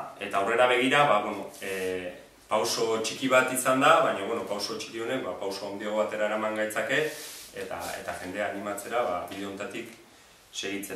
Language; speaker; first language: Basque; native; Basque